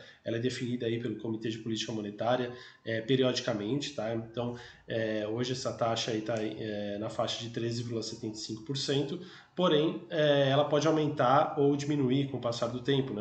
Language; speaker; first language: Portuguese; native; Portuguese